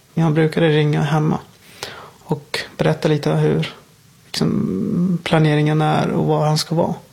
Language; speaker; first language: Swedish; non-native, fluent; Persian